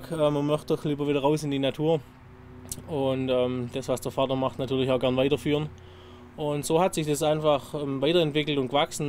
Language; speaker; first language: German; native; German